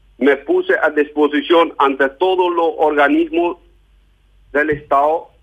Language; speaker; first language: Spanish; non-native, fluent; German